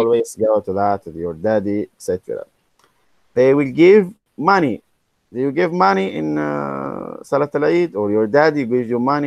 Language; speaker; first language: English; non-native, fluent; Arabic